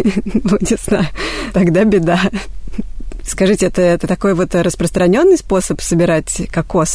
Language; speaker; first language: Russian; native; Russian